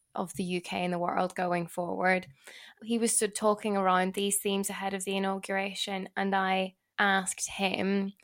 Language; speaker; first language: English; native; English